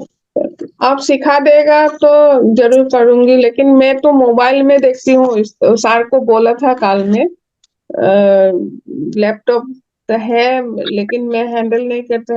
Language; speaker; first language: Hindi; non-native, local second language; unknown